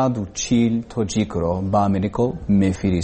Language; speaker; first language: Persian; non-native, learner; English